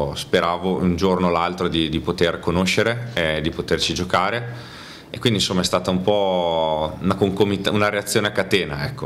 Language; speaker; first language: Italian; native; Italian